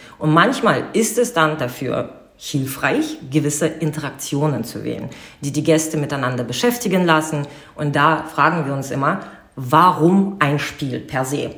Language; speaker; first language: German; non-native, fluent; Russian